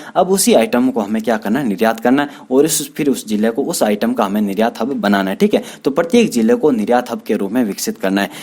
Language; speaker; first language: Hindi; native; Hindi